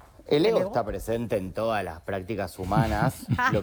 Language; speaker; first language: Spanish; native; Spanish